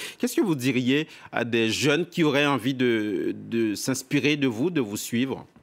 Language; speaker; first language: French; native; French